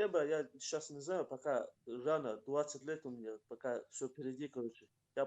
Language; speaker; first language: Russian; non-native, local second language; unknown